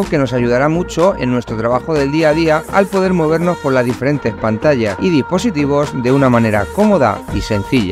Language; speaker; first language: Spanish; native; Spanish